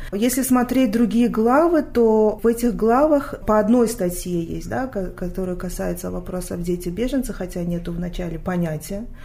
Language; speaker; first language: Russian; non-native, local second language; Tajik